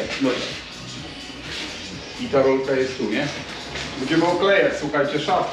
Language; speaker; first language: Polish; native; Polish